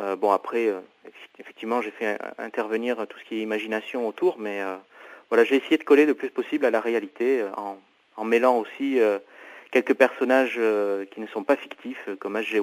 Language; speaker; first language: French; non-native, fluent; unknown